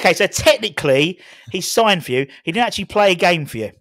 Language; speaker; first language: English; native; English